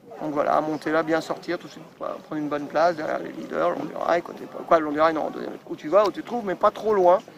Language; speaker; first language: French; native; French